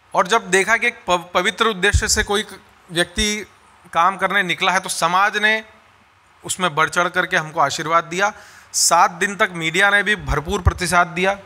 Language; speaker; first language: Hindi; native; Hindi